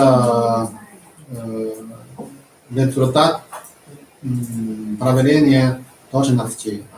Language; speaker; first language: Russian; non-native, learner; Chinese